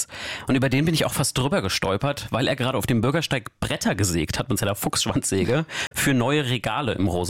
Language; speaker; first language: German; native; German